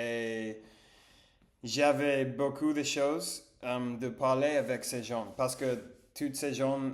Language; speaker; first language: French; non-native, learner; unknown